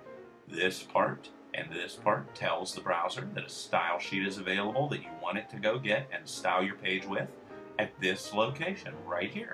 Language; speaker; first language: English; native; English